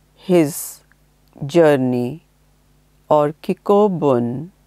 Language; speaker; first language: English; non-native, local second language; Hindi